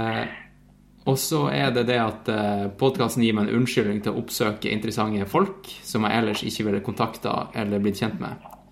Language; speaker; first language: Norwegian; native; Norwegian